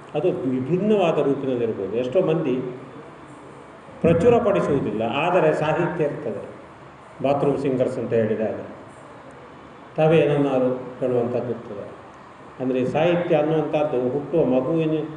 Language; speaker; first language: Kannada; native; Kannada